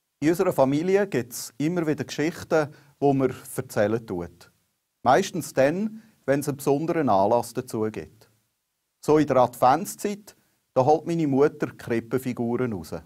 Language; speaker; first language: German; native; German